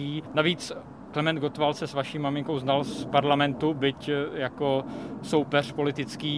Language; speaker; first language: Czech; native; Czech